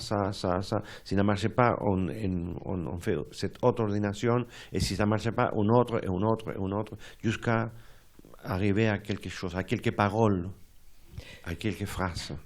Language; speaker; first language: French; non-native, fluent; Spanish